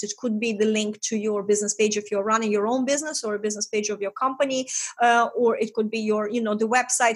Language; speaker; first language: English; non-native, fluent; Estonian